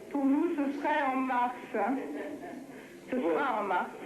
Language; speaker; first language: French; non-native, fluent; Russian